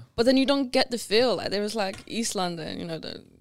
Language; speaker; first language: English; non-native, fluent; Lithuanian